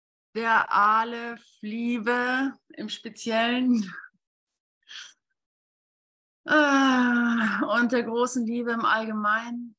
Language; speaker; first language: German; native; German